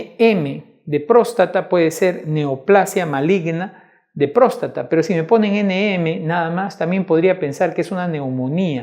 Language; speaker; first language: Spanish; native; Spanish